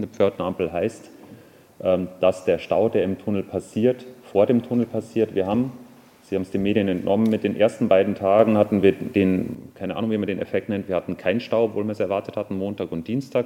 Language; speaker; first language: German; native; German